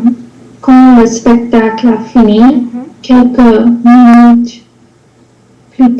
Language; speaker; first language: French; non-native, learner; English